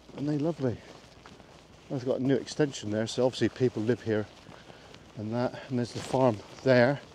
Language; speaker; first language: English; native; English